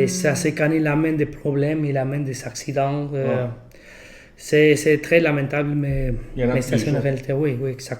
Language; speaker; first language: French; non-native, fluent; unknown